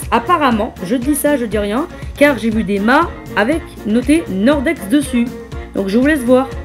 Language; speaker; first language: French; native; French